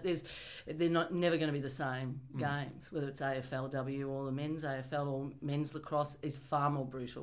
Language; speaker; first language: English; native; English